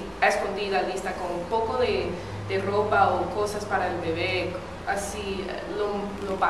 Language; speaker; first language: Spanish; non-native, fluent; English